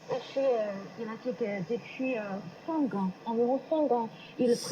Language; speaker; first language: French; non-native, fluent; Chinese